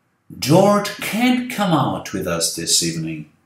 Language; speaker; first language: English; non-native, fluent; Portuguese